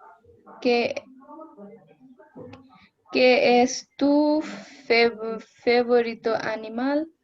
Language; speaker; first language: Spanish; non-native, learner; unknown